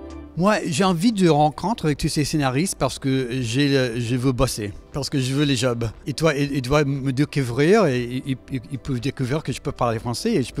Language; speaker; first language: French; non-native, fluent; English